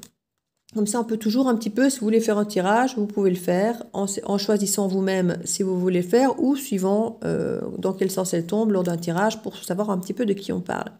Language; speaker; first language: French; native; French